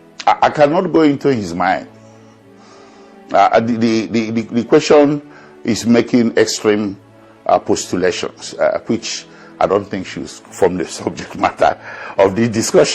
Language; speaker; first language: English; non-native, local second language; Igbo